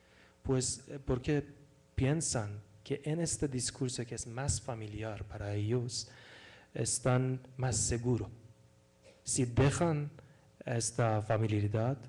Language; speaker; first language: Spanish; non-native, fluent; Persian